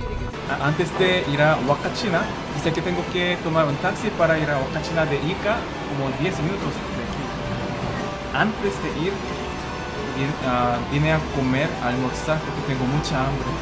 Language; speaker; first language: Spanish; non-native, learner; Korean